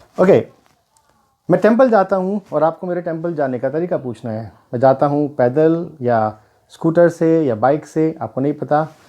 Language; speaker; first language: Hindi; native; Hindi